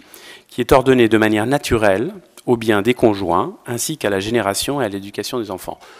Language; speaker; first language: French; native; French